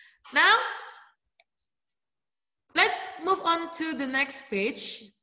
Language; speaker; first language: English; non-native, fluent; Indonesian